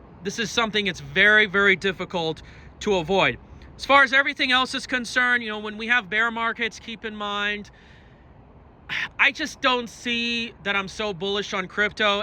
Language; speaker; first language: English; native; English